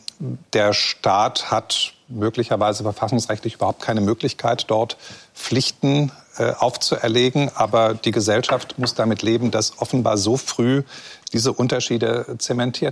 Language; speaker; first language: German; native; German